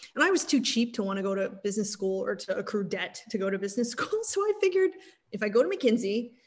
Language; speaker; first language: English; native; English